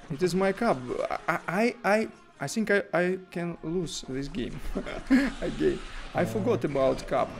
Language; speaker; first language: English; non-native, learner; Russian